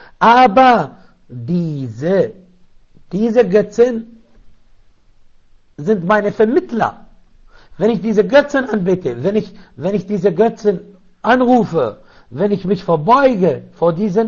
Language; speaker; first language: German; non-native, fluent; Arabic